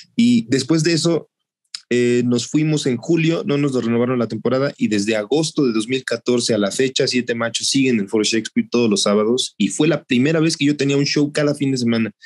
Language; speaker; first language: Spanish; native; Spanish